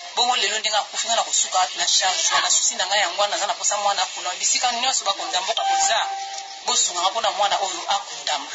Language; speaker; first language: Lingala; non-native, local second language; Kongo